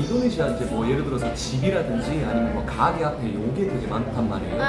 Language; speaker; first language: Korean; native; Korean